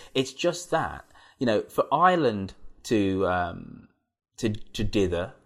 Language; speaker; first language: English; native; English